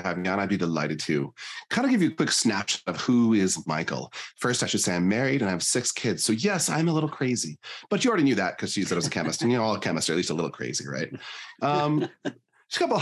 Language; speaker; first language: English; native; English